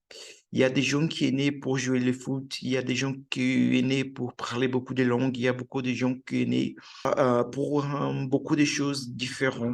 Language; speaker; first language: French; non-native, learner; Portuguese